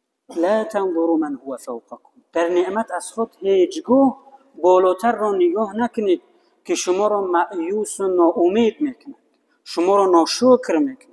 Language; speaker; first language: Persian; native; Persian